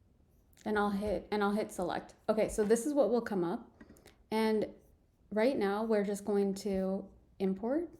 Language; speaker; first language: English; native; English